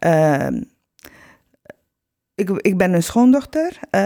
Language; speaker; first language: Dutch; non-native, fluent; Turkish